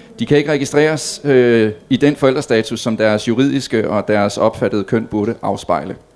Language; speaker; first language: Danish; native; Danish